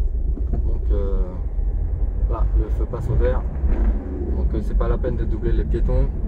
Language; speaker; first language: French; native; French